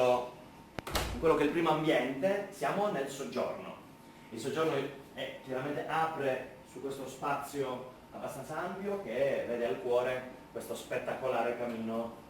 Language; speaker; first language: Italian; native; Italian